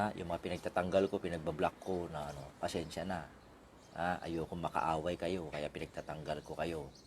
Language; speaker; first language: Filipino; non-native, local second language; Iloko